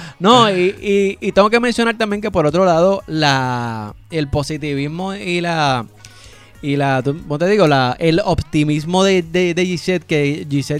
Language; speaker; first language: Spanish; native; Spanish